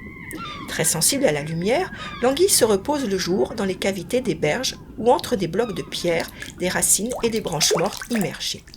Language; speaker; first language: French; native; French